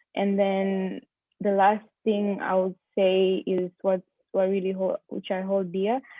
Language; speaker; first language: English; non-native, local second language; Swahili